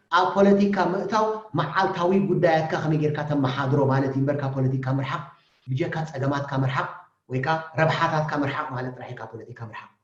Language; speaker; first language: Tigrinya; native; Tigrinya